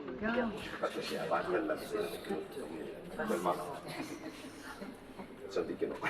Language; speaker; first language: French; non-native, local second language; Catalan